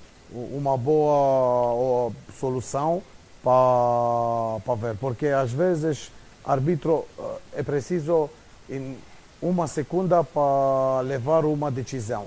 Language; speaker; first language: Portuguese; non-native, fluent; Romanian